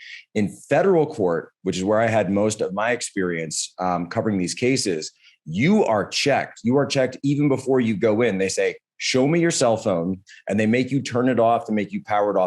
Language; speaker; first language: English; native; English